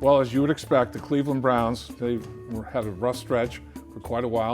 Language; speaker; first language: English; native; English